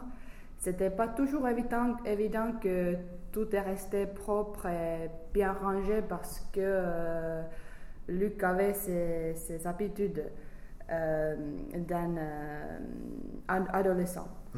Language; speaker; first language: French; non-native, fluent; English